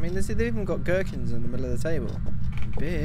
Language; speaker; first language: English; native; English